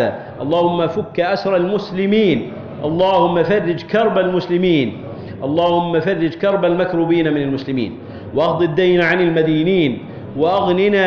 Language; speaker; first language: Arabic; native; Arabic